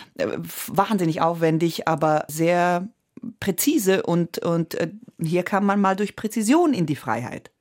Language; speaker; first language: German; early bilingual, other home language; Italian